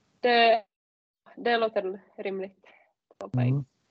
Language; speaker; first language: Swedish; non-native, fluent; Czech